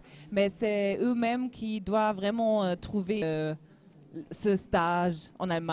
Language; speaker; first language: French; non-native, learner; German